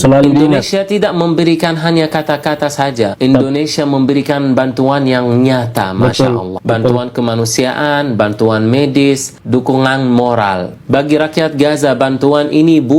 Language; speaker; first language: Indonesian; non-native, fluent; Arabic